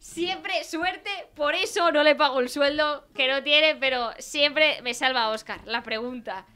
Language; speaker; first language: Spanish; native; Spanish